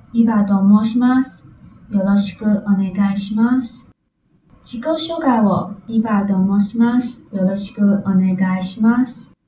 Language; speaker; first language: Japanese; non-native, learner; Chinese